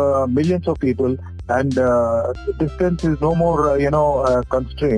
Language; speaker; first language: English; non-native, local second language; Telugu